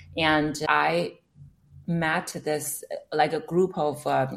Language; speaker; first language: English; non-native, fluent; Chinese